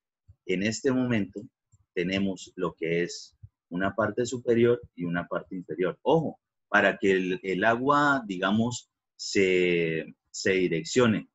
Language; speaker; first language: Spanish; native; Spanish